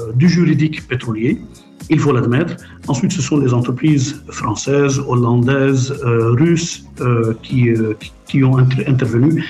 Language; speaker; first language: French; non-native, local second language; Arabic